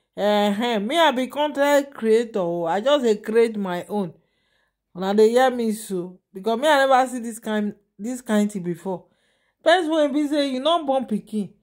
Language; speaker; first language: Nigerian Pidgin; non-native, local second language; Yoruba